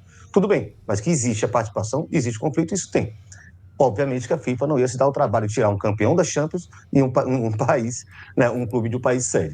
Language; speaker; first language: Portuguese; native; Portuguese